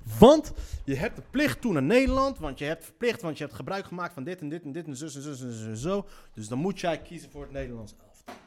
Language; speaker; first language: Dutch; early bilingual, other home language; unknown